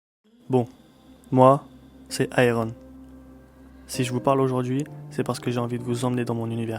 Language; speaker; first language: French; native; French